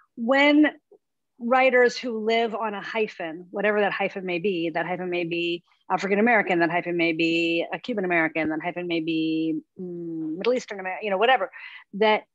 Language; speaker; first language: English; native; English